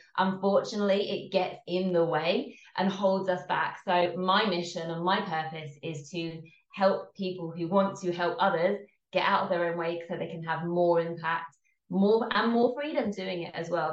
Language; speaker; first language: English; native; English